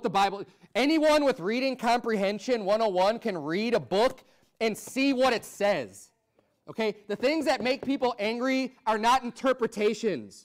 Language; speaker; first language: English; native; English